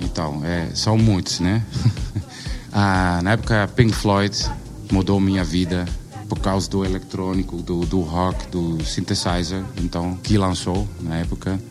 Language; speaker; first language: Portuguese; non-native, learner; Dutch